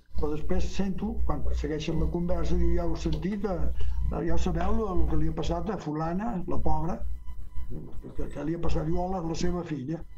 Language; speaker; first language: Catalan; early bilingual, heritage; Catalan